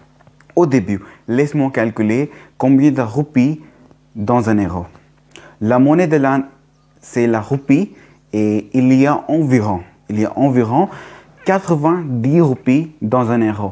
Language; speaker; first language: French; non-native, learner; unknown